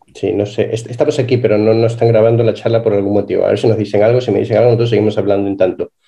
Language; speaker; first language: Spanish; native; Spanish